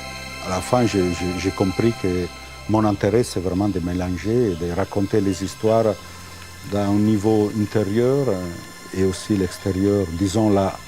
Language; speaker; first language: French; non-native, fluent; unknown